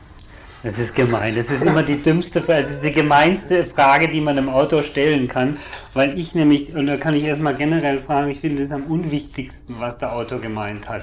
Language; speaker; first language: German; native; German